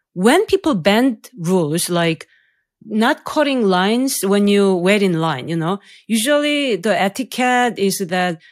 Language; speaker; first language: English; non-native, fluent; Korean